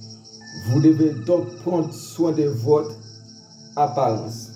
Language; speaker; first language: French; non-native, local second language; Haitian Creole